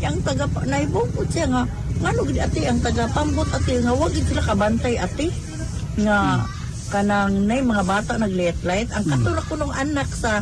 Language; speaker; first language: Cebuano; native; Cebuano